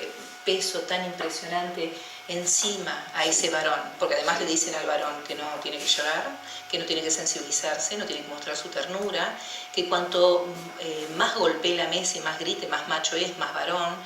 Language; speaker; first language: Spanish; native; Spanish